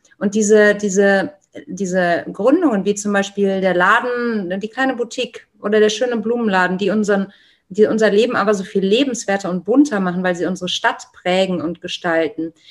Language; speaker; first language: German; native; German